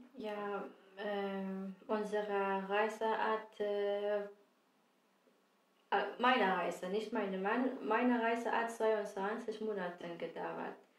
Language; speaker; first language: German; non-native, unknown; Persian